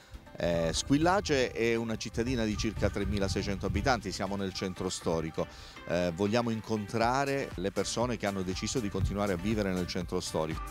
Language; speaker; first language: Italian; native; Italian